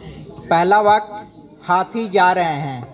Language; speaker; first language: Hindi; native; Hindi